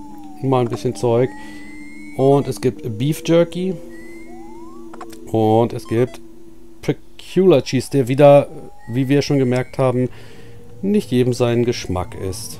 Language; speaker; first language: German; native; German